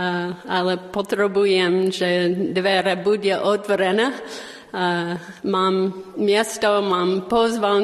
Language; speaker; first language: Slovak; non-native, learner; English